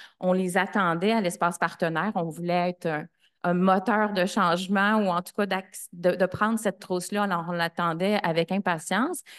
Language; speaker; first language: French; native; French